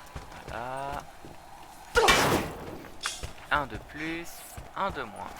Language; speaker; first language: French; native; French